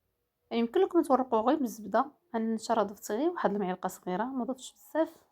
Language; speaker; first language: Arabic; native; Arabic